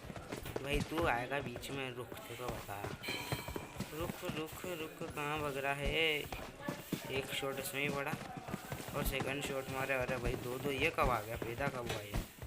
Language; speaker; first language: Hindi; native; Hindi